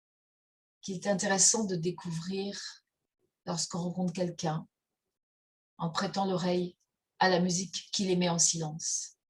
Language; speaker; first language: French; native; French